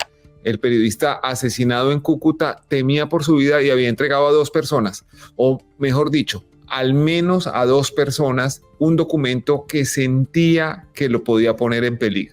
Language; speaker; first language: Spanish; native; Spanish